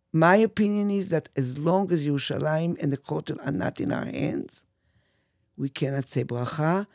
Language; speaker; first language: English; non-native, fluent; Hebrew